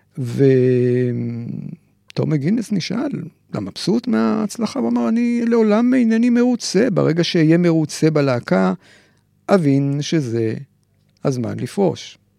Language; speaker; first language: Hebrew; native; Hebrew